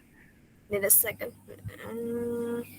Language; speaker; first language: English; non-native, learner; Indonesian